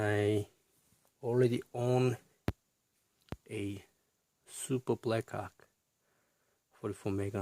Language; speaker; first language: English; non-native, fluent; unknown